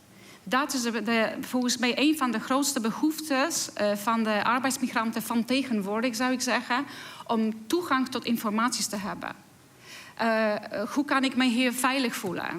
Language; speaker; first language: Dutch; non-native, fluent; Polish